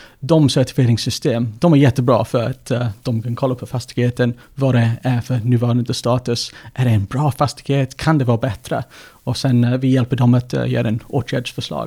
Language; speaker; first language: Swedish; non-native, fluent; English